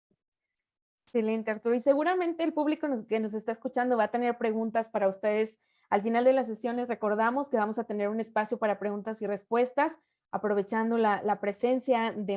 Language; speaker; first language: Spanish; native; Spanish